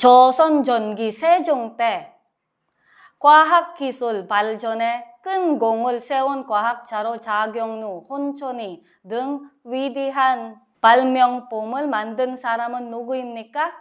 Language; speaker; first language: Korean; non-native, fluent; Filipino